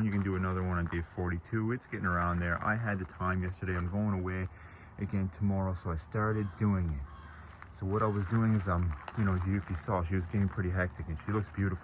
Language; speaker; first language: English; native; English